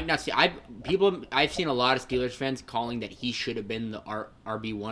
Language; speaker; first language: English; native; English